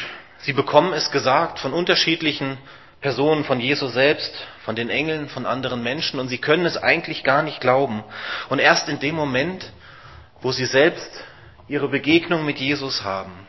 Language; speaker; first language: German; native; German